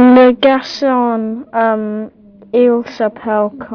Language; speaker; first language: French; non-native, learner; English